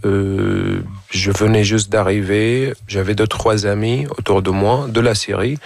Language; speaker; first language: French; non-native, fluent; Arabic